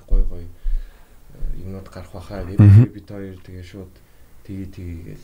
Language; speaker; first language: Mongolian; early bilingual, heritage; Mongolian